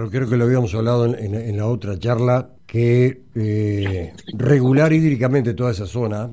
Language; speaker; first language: Spanish; native; Spanish